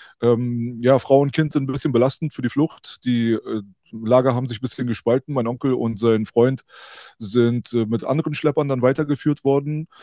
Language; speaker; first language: German; early bilingual, other home language; Persian